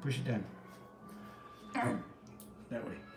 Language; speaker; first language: English; native; English